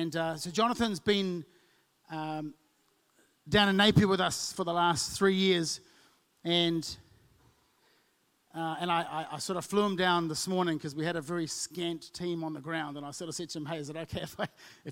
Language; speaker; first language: English; native; English